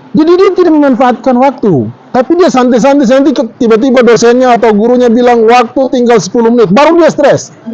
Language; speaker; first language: Indonesian; native; Indonesian